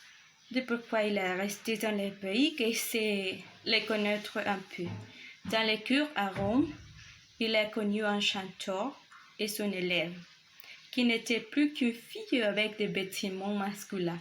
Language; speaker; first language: French; non-native, learner; Spanish